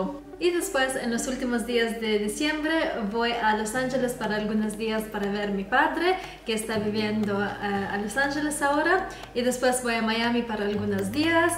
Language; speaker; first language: Spanish; non-native, fluent; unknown